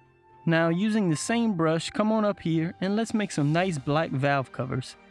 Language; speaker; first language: English; native; English